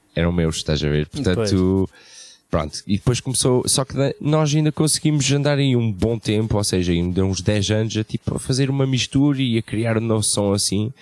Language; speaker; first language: Portuguese; early bilingual, heritage; Portuguese